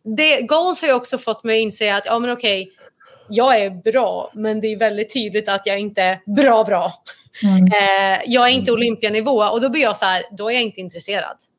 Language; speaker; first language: Swedish; native; Swedish